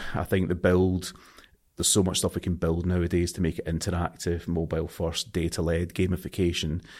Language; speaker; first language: English; native; English